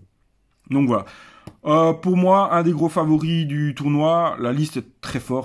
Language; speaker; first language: French; native; French